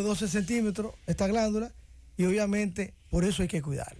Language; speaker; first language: Spanish; native; Spanish